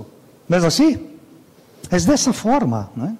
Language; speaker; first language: Spanish; non-native, fluent; Portuguese